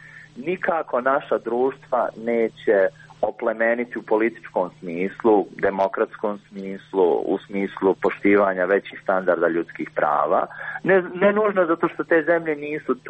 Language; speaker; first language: Croatian; native; Croatian